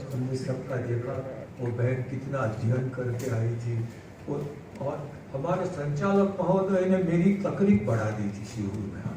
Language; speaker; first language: Hindi; non-native, local second language; Gujarati